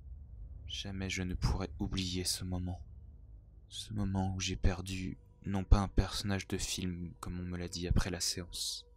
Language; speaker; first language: French; native; French